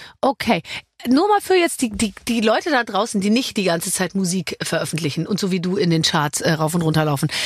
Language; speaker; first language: German; native; German